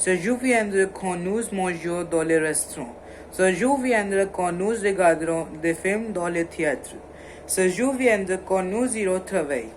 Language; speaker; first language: French; non-native, learner; Hindi